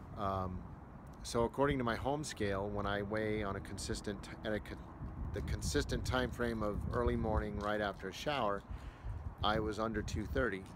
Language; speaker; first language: English; native; English